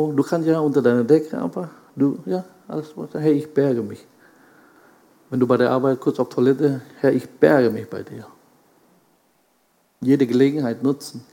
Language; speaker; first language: German; non-native, fluent; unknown